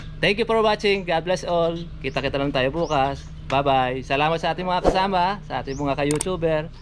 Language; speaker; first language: Filipino; native; Filipino